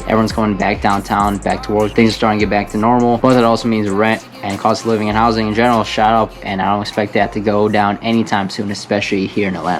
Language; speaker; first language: English; native; English